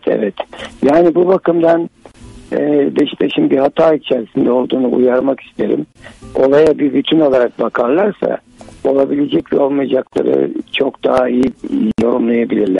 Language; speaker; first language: Turkish; native; Turkish